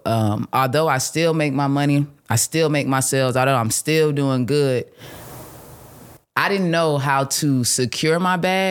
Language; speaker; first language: English; native; English